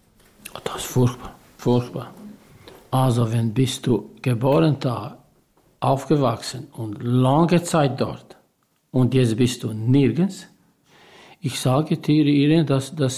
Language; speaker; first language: German; non-native, learner; Albanian